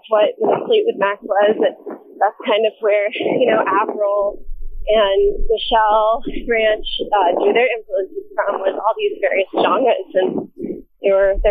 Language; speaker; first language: English; native; English